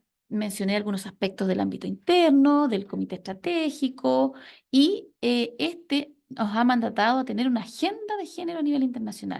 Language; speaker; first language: Spanish; native; Spanish